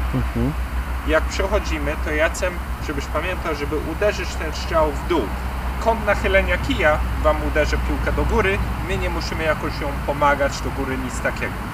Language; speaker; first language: Polish; early bilingual, heritage; Polish